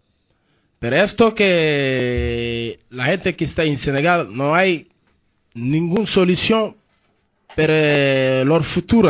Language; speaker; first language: Spanish; non-native, learner; Wolof